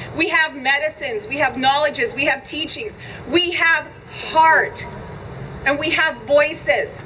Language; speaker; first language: English; native; English